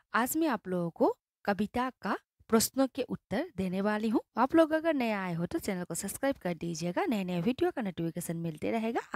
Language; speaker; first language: Hindi; non-native, local second language; Assamese